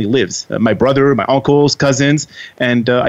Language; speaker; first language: English; non-native, fluent; French